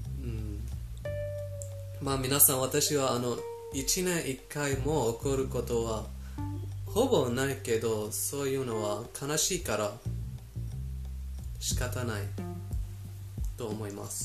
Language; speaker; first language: Japanese; non-native, fluent; Persian